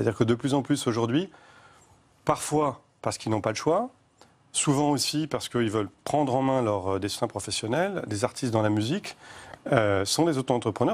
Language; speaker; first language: French; native; French